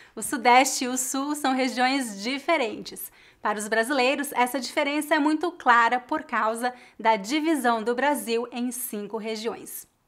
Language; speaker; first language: Portuguese; native; Portuguese